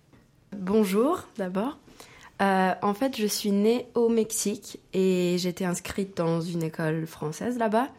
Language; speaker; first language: French; non-native, fluent; Spanish